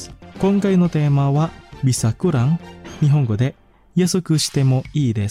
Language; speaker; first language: Japanese; non-native, fluent; Indonesian